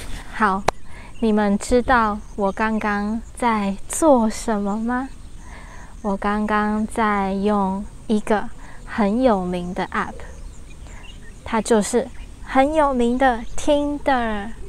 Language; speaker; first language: Chinese; non-native, learner; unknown